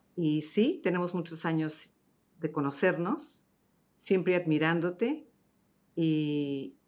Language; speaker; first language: Spanish; native; Spanish